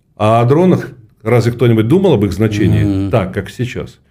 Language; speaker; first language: Russian; native; Russian